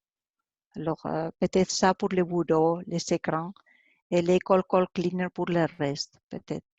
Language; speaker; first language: French; non-native, learner; Spanish